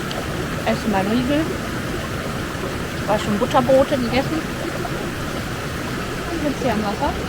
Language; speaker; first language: German; native; German